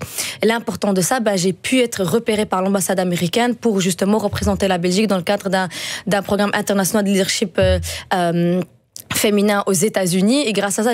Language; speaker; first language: French; non-native, fluent; Dutch